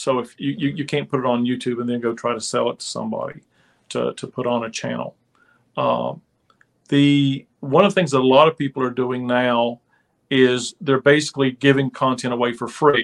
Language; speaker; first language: English; native; English